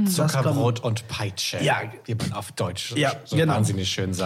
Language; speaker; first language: German; native; German